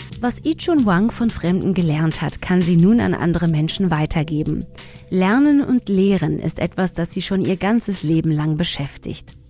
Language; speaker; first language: German; early bilingual, other home language; Tigrinya